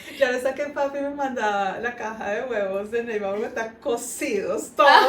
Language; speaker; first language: Spanish; native; Spanish